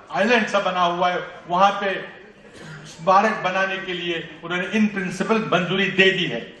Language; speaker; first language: Hindi; non-native, local second language; Marathi